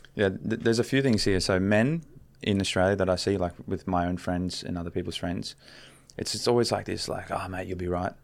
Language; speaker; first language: English; native; English